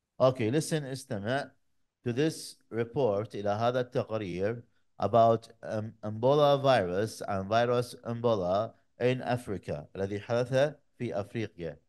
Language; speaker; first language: English; non-native, fluent; Arabic